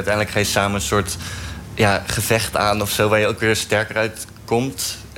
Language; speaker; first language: Dutch; native; Dutch